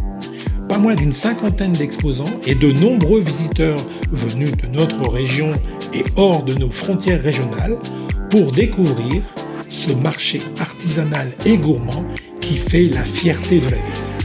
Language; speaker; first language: French; native; French